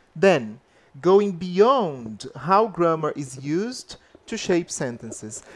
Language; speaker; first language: English; non-native, fluent; Portuguese